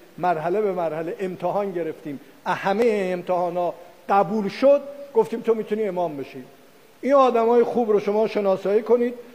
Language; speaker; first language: Persian; non-native, local second language; Azerbaijani